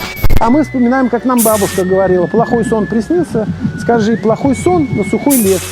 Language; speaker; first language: Russian; native; Russian